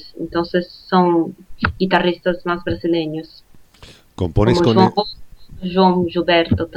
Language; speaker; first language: Spanish; non-native, fluent; Portuguese